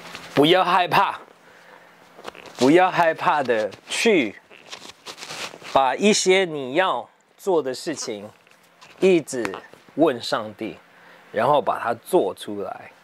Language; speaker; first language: Chinese; early bilingual, heritage; English